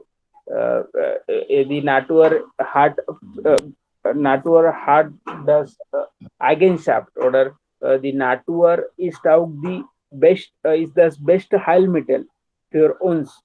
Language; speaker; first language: German; non-native, learner; Hindi